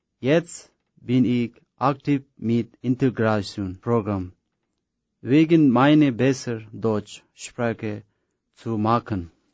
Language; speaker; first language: German; non-native, learner; Tibetan